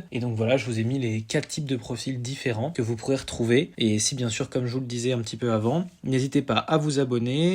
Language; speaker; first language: French; native; French